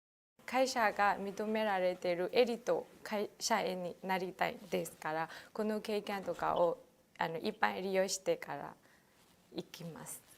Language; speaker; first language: Japanese; non-native, learner; Burmese